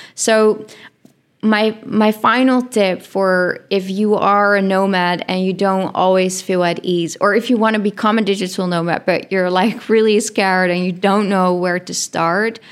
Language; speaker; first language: English; non-native, fluent; Dutch